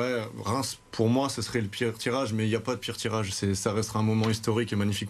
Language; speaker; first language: French; native; French